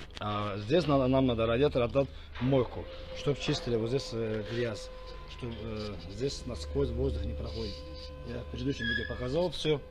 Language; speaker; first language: Russian; non-native, fluent; Azerbaijani